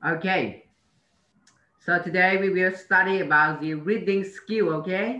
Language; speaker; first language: English; non-native, learner; Vietnamese